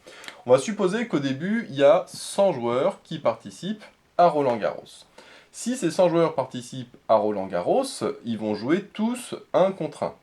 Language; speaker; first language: French; native; French